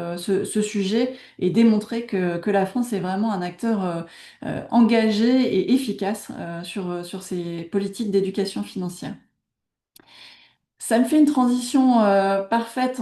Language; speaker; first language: French; native; French